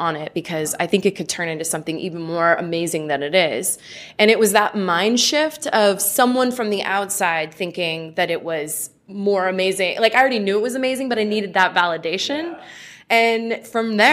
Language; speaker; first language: English; native; English